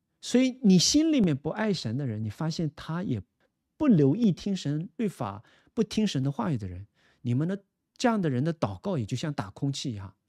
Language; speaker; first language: Chinese; native; Chinese